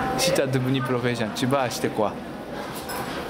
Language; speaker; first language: French; non-native, learner; Japanese